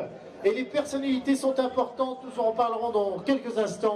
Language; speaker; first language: French; native; French